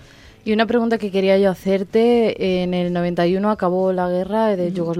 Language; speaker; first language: Spanish; native; Spanish